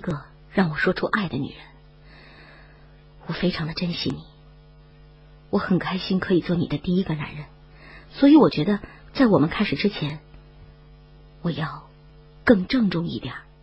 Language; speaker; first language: Chinese; native; Chinese